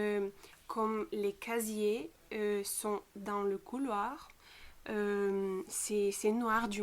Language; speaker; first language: French; non-native, fluent; Bulgarian